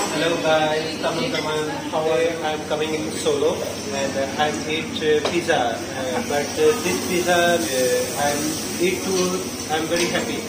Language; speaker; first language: English; non-native, local second language; Urdu